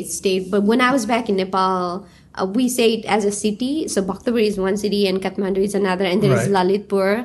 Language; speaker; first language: English; non-native, local second language; Nepali